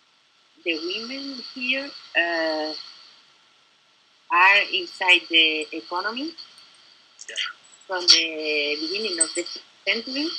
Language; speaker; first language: English; non-native, learner; Spanish